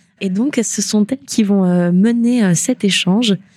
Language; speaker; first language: French; native; French